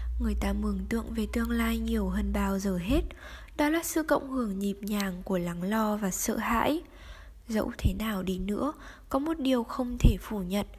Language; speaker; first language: Vietnamese; native; Vietnamese